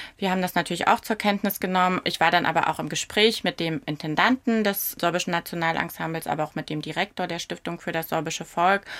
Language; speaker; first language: German; non-native, local second language; Upper Sorbian